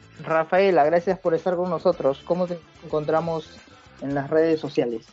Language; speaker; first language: Spanish; native; Spanish